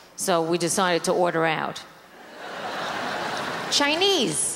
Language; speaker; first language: English; native; English